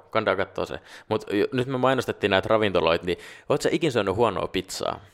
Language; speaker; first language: Finnish; non-native, local second language; Swedish